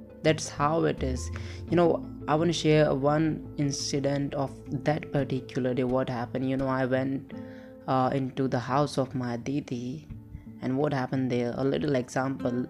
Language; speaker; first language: English; non-native, local second language; Hindi